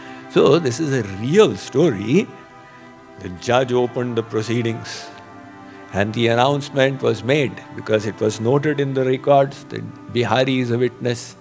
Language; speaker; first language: English; non-native, local second language; Hindi